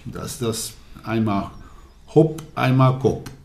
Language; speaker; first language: German; non-native, learner; Hungarian